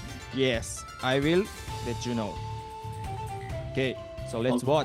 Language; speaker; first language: English; non-native, learner; Japanese